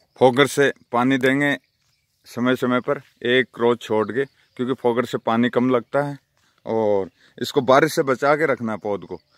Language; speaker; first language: Hindi; native; Hindi